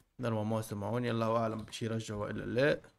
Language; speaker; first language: Arabic; native; Arabic